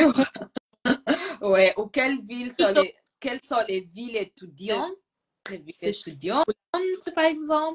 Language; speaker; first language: French; non-native, fluent; Gusii